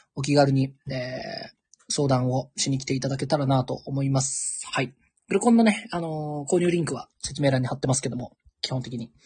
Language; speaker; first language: Japanese; native; Japanese